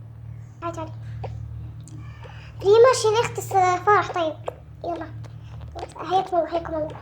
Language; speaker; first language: Arabic; native; Arabic